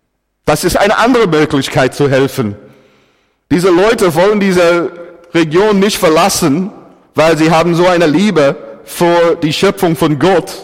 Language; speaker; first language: German; non-native, fluent; English